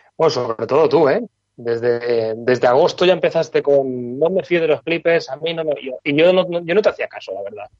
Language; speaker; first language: Spanish; native; Spanish